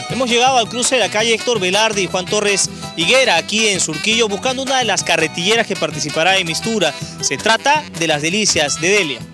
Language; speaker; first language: Spanish; native; Spanish